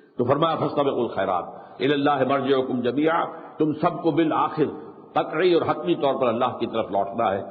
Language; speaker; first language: Urdu; native; Urdu